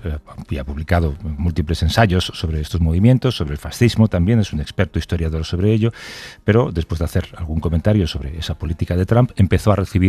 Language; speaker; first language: Spanish; native; Spanish